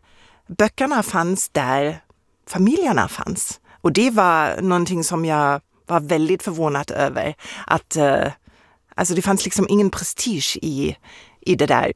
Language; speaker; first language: Swedish; non-native, fluent; German